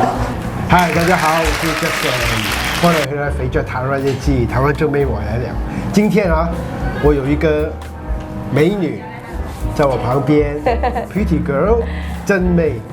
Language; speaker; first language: Chinese; non-native, local second language; Cantonese